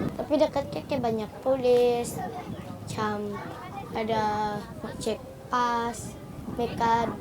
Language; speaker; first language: Indonesian; non-native, local second language; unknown